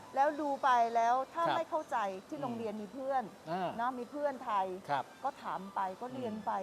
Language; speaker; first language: Thai; non-native, fluent; Malay